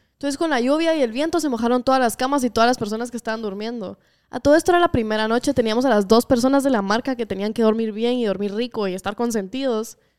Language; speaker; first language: Spanish; native; Spanish